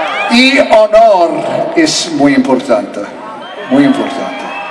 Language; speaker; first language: Spanish; non-native, learner; English